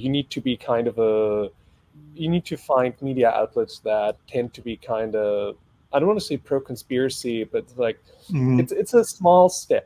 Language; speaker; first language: English; non-native, fluent; German